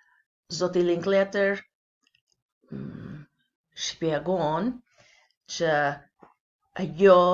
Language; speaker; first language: Albanian; non-native, learner; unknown